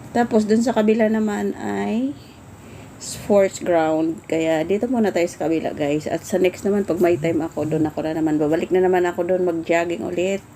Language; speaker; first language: Filipino; native; Filipino